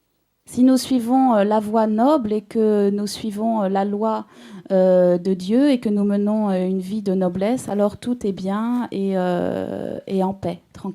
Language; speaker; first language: French; native; French